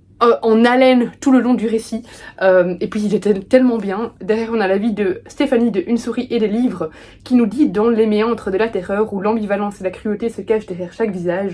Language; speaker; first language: French; native; French